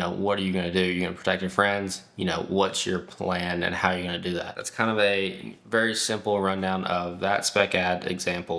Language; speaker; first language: English; native; English